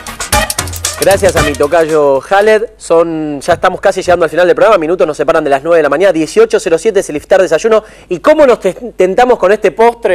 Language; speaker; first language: Spanish; native; Spanish